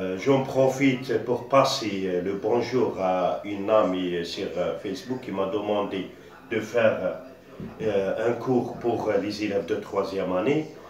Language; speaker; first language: French; non-native, local second language; Arabic